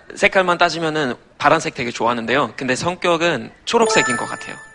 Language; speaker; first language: Korean; non-native, fluent; German